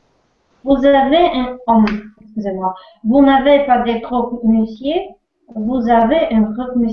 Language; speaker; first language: French; non-native, learner; Russian